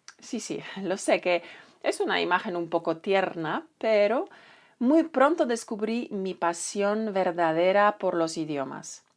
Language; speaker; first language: Spanish; non-native, fluent; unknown